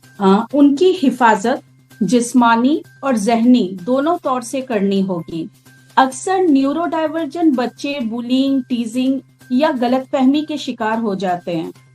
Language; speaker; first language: Urdu; native; Urdu